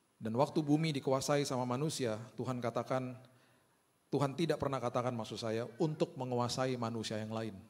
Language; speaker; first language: Indonesian; early bilingual, other home language; Hindi